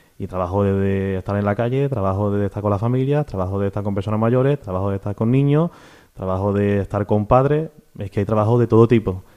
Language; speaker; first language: Spanish; native; Spanish